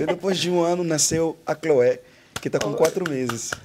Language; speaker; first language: Portuguese; non-native, fluent; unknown